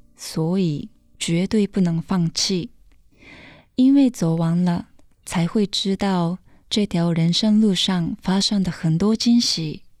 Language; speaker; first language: Chinese; non-native, fluent; Japanese